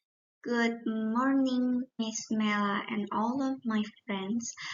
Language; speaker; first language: English; non-native, learner; Indonesian